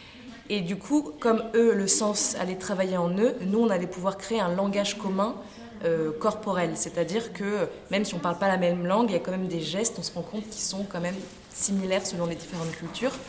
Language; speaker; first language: French; native; French